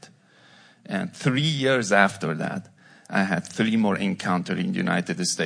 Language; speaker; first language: English; non-native, fluent; Persian